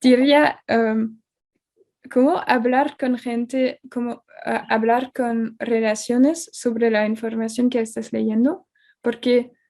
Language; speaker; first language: Spanish; non-native, fluent; French